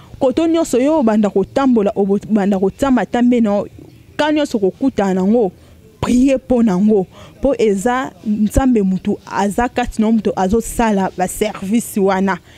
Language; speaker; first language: Lingala; native; Lingala